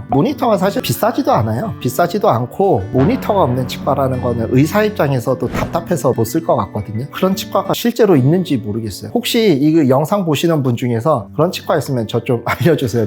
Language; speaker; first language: Korean; native; Korean